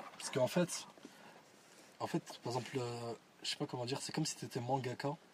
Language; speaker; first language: French; early bilingual, other home language; Arabic